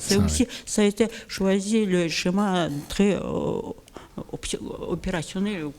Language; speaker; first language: French; non-native, learner; Russian